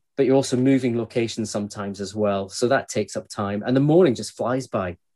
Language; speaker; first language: English; native; English